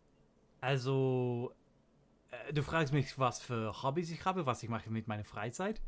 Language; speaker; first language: German; non-native, learner; English